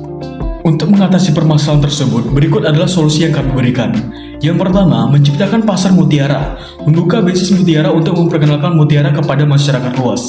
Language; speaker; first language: Indonesian; native; Indonesian